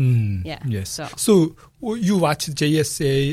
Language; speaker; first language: English; non-native, fluent; Korean